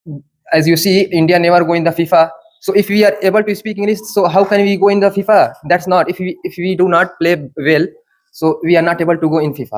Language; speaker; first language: English; non-native, learner; Hindi